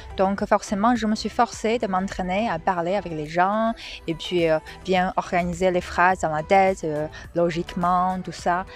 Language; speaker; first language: French; non-native, fluent; Chinese